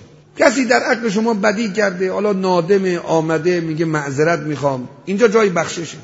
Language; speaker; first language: Persian; native; Persian